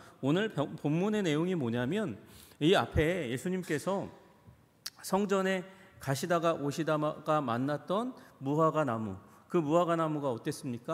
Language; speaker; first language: Korean; native; Korean